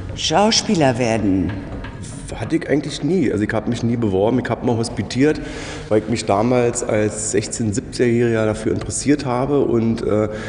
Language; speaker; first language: German; native; German